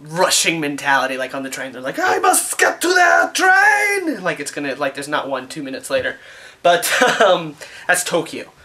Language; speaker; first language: English; native; English